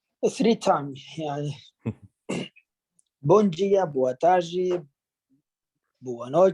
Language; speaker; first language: Portuguese; non-native, learner; Arabic